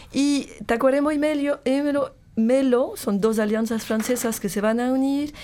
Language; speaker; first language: Spanish; non-native, fluent; French